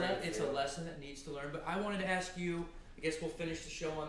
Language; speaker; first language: English; native; English